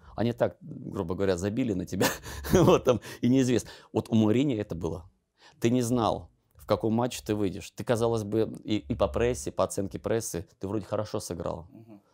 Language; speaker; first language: Russian; native; Russian